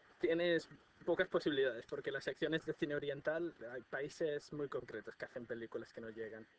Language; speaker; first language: Spanish; native; Spanish